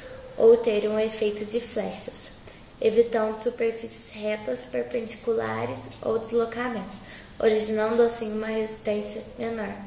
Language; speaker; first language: Portuguese; native; Portuguese